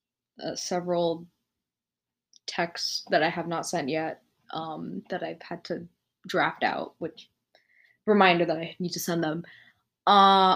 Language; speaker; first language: English; native; English